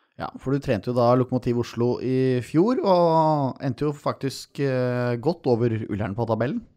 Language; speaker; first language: Norwegian; native; Norwegian